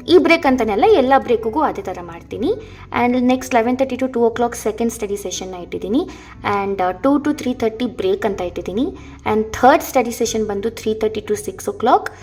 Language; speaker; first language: Kannada; non-native, local second language; Telugu